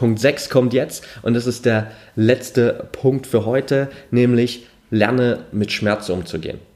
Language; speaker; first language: German; native; German